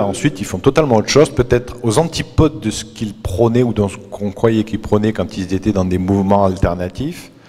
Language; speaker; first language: French; native; French